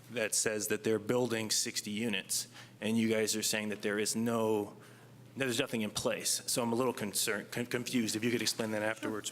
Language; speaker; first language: English; native; English